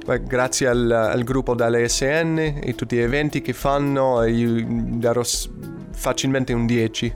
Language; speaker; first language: Italian; non-native, fluent; English